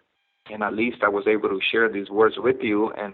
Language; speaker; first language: English; non-native, fluent; Spanish